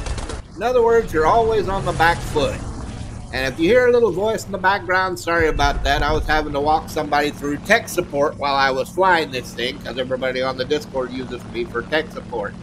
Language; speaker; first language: English; native; English